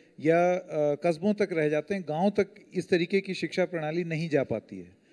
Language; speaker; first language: Hindi; native; Hindi